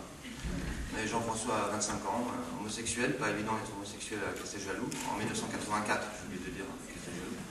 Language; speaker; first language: French; native; French